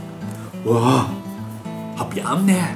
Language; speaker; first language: Vietnamese; non-native, learner; Japanese